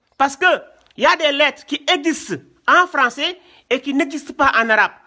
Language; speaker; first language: French; non-native, local second language; Wolof